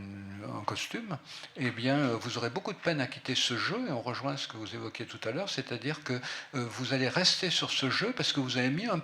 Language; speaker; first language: French; native; French